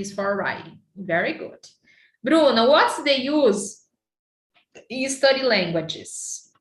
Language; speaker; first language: English; non-native, fluent; Portuguese